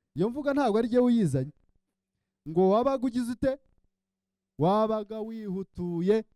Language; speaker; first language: Kinyarwanda; early bilingual, heritage; Kinyarwanda